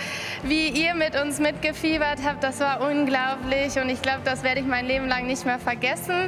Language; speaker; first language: German; native; German